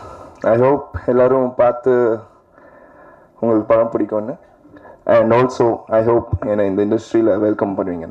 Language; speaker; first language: Tamil; non-native, fluent; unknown